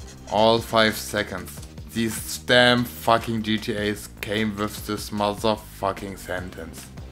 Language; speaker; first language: English; non-native, learner; German